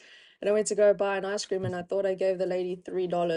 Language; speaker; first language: English; native; English